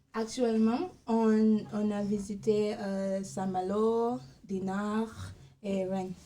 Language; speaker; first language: French; non-native, learner; English